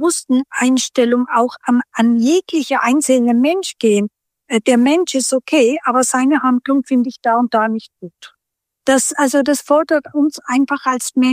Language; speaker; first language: German; non-native, local second language; Turkish